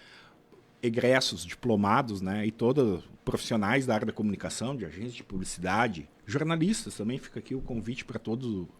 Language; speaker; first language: Portuguese; native; Portuguese